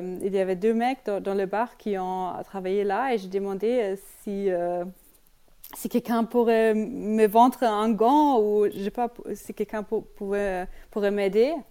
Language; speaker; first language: French; non-native, learner; German